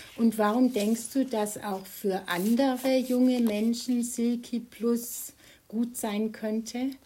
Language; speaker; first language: German; native; German